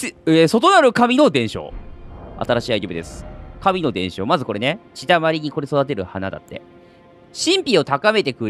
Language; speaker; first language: Japanese; native; Japanese